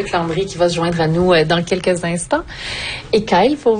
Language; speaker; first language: French; native; French